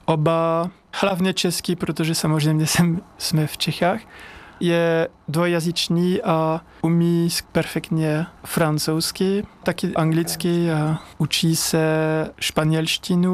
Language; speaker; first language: Czech; non-native, learner; French